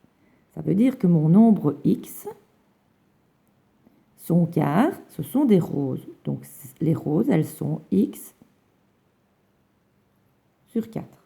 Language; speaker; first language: French; native; French